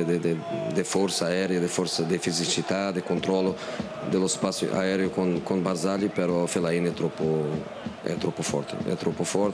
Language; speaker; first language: Italian; non-native, fluent; Portuguese